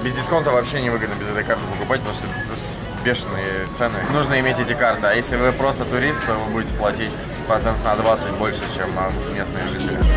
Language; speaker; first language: Russian; native; Russian